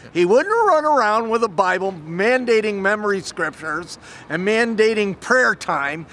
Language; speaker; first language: English; native; English